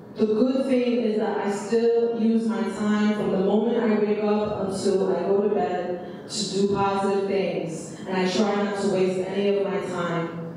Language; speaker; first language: English; native; English